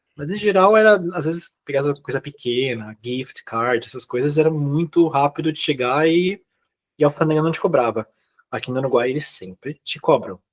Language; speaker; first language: Portuguese; native; Portuguese